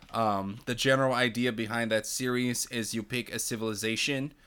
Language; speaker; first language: English; non-native, fluent; Portuguese